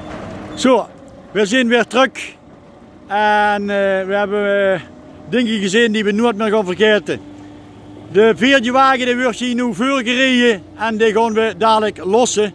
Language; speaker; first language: Dutch; native; Dutch